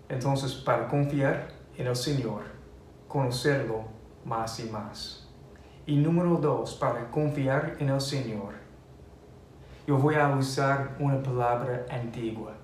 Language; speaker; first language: Spanish; non-native, fluent; English